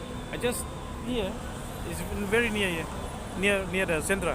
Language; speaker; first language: English; non-native, learner; Thai